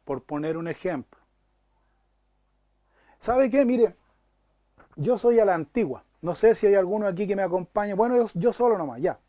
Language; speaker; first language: Spanish; native; Spanish